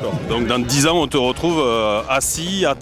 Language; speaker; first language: French; native; French